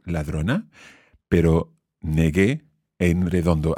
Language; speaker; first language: Spanish; non-native, fluent; English